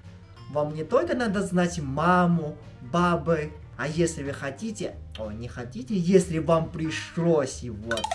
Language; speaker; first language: Russian; non-native, fluent; Chinese